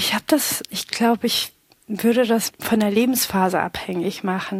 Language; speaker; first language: German; early bilingual, other home language; Pashto